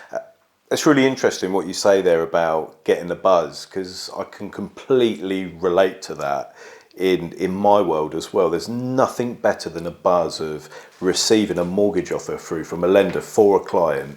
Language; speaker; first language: English; native; English